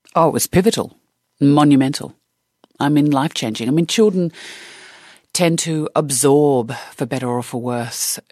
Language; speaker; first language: English; native; English